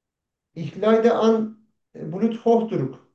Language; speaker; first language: German; non-native, learner; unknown